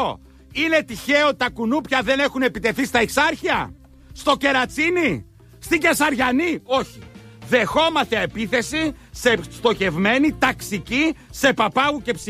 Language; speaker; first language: Greek; native; Greek